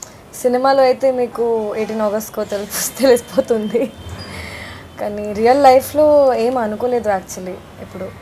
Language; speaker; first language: Telugu; non-native, learner; Hindi